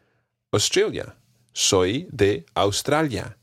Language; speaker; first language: Spanish; non-native, fluent; English